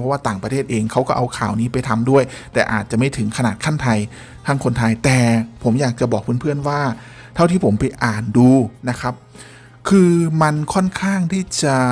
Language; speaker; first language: Thai; native; Thai